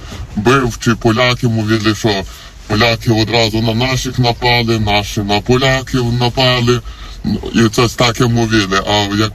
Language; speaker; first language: Polish; non-native, learner; Ukrainian